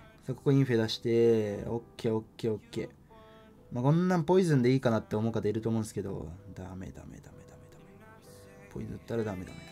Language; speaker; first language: Japanese; native; Japanese